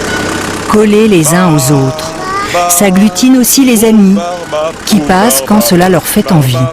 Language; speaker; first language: French; native; French